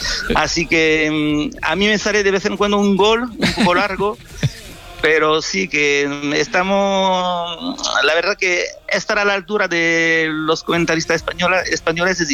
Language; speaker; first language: Spanish; non-native, fluent; French